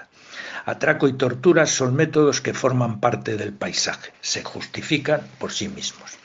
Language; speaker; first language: Spanish; native; Spanish